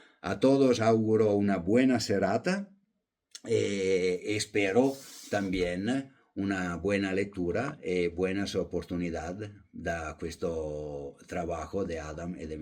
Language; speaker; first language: Spanish; non-native, fluent; Italian